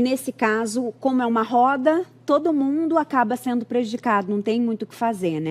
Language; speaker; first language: Portuguese; native; Portuguese